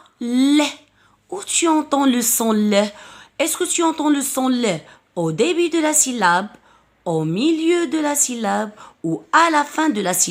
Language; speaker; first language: French; non-native, local second language; Arabic